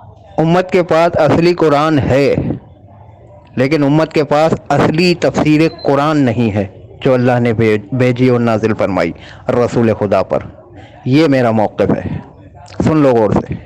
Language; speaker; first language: Urdu; native; Urdu